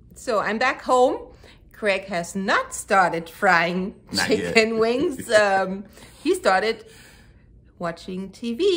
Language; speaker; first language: English; non-native, fluent; German